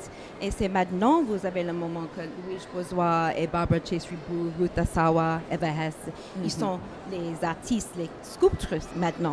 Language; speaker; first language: French; non-native, learner; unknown